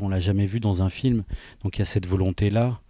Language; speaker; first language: French; native; French